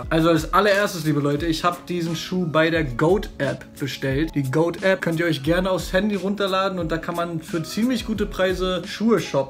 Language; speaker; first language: German; native; German